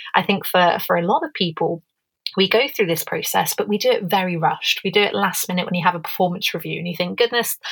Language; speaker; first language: English; native; English